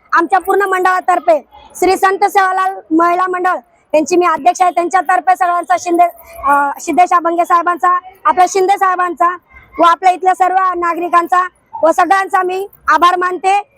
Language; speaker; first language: Marathi; non-native, local second language; Lambadi